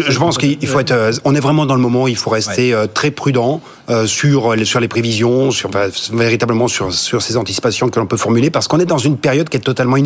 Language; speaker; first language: French; native; French